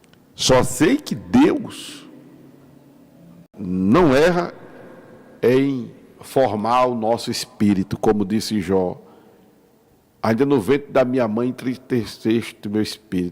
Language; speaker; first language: Portuguese; native; Portuguese